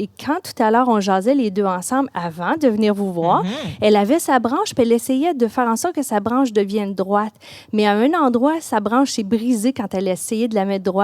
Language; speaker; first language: French; native; French